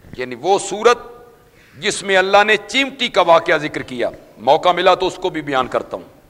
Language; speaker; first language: Urdu; non-native, local second language; Punjabi